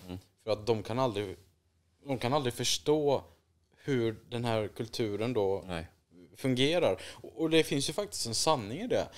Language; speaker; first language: Swedish; native; Swedish